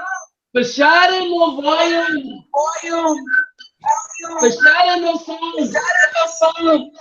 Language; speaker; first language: Portuguese; non-native, learner; English